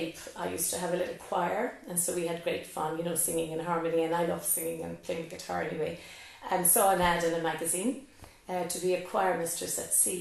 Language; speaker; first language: English; native; English